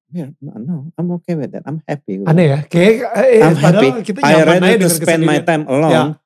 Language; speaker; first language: Indonesian; native; Indonesian